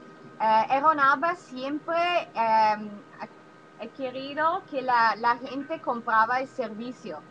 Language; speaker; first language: Spanish; non-native, learner; Italian